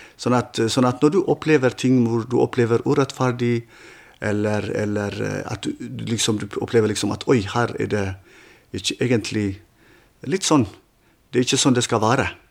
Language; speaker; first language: Norwegian; non-native, fluent; Tigrinya